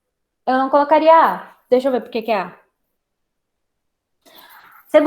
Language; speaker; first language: Portuguese; native; Portuguese